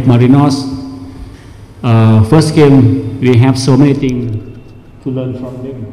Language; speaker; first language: English; non-native, learner; Thai